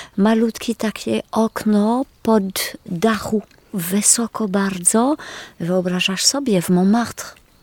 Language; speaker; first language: Polish; non-native, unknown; French